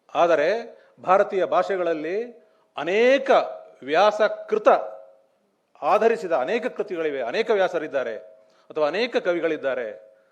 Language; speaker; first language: Kannada; native; Kannada